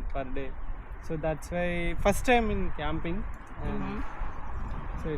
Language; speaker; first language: English; non-native, local second language; Telugu